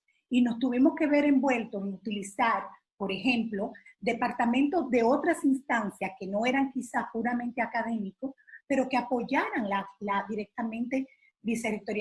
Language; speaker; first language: Spanish; native; Spanish